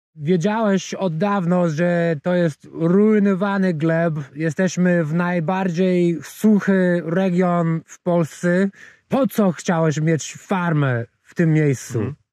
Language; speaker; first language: Polish; non-native, learner; English